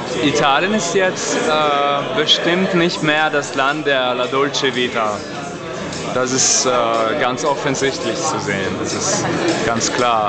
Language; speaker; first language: German; non-native, fluent; Italian